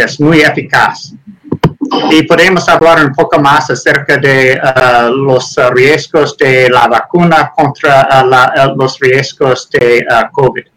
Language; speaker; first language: Spanish; non-native, learner; English